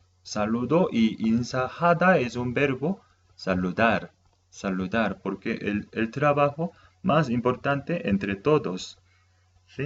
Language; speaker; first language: Spanish; non-native, fluent; Korean